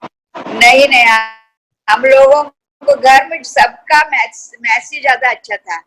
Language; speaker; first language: Hindi; non-native, local second language; Kannada